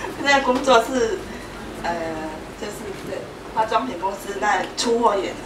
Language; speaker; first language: Chinese; non-native, fluent; Hakka Chinese